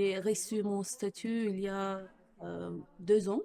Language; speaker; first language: French; non-native, learner; Turkish